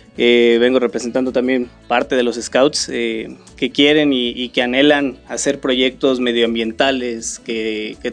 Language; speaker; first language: Spanish; native; Spanish